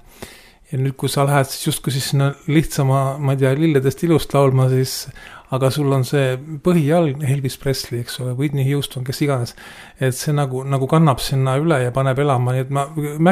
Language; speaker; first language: Estonian; native; Estonian